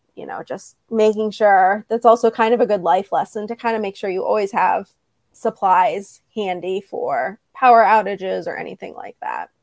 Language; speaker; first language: English; native; English